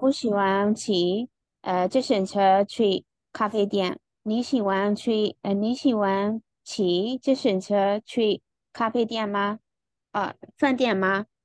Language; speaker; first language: Chinese; non-native, learner; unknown